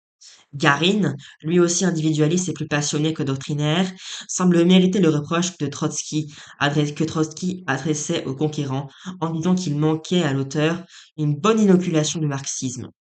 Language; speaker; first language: French; native; French